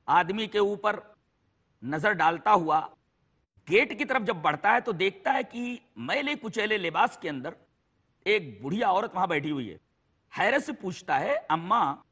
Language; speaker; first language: Urdu; native; Urdu